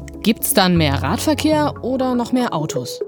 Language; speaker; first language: German; native; German